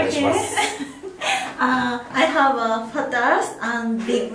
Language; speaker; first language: English; non-native, learner; Japanese